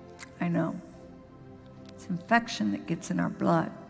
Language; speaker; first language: English; native; English